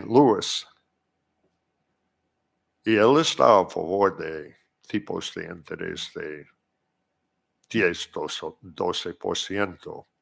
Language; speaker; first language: Spanish; non-native, fluent; English